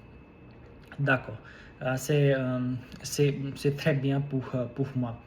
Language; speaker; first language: French; non-native, learner; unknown